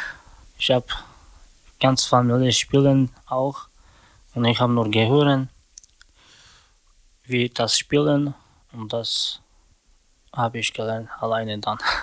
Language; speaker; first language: German; non-native, learner; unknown